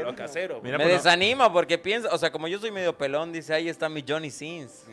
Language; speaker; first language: Spanish; native; Spanish